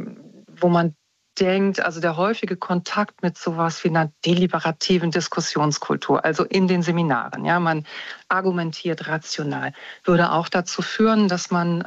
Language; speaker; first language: German; native; German